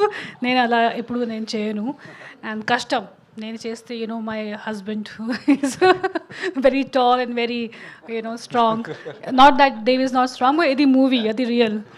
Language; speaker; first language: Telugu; non-native, fluent; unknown